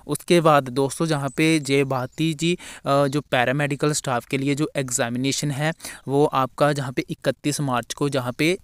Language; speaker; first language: Hindi; non-native, local second language; Punjabi